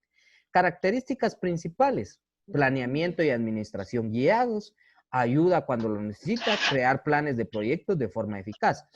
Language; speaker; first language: Spanish; native; Spanish